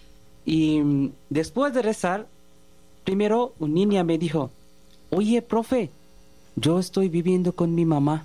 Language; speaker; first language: Spanish; non-native, learner; Bangla